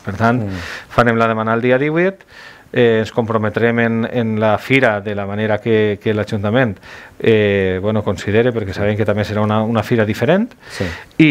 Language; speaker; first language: Catalan; native; Catalan